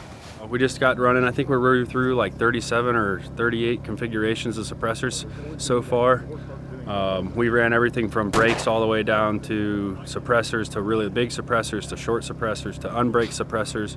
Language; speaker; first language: English; native; English